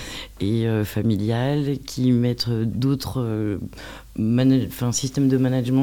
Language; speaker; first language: French; native; French